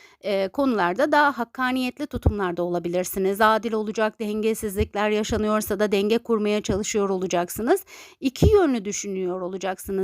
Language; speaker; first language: Turkish; native; Turkish